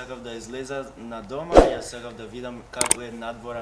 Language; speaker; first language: Macedonian; non-native, learner; English